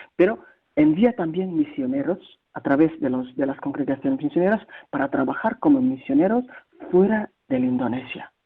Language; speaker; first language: Spanish; non-native, fluent; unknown